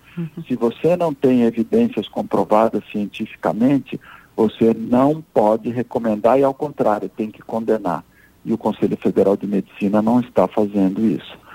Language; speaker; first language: Portuguese; early bilingual, other home language; Italian